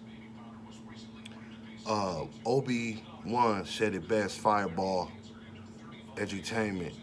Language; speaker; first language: English; native; English